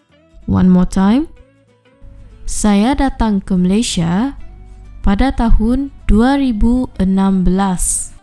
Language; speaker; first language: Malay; non-native, fluent; Urdu